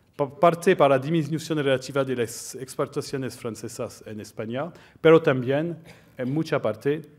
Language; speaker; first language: Spanish; non-native, fluent; French